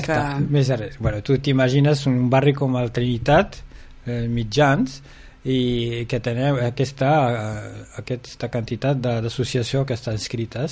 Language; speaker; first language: Catalan; non-native, fluent; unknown